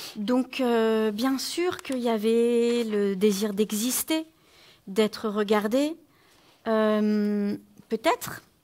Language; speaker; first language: French; native; French